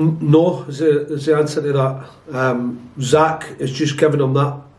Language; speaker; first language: English; native; English